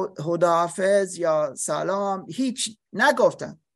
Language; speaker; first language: Persian; non-native, learner; English